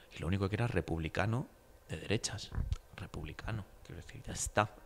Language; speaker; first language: Spanish; native; Spanish